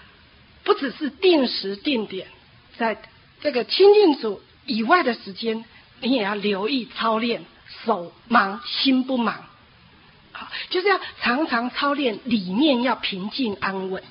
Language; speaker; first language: Chinese; native; Chinese